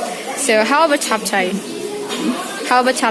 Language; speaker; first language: English; non-native, learner; Indonesian